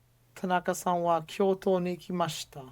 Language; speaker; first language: Japanese; non-native, learner; English